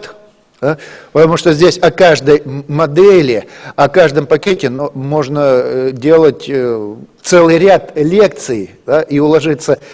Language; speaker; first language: Russian; native; Russian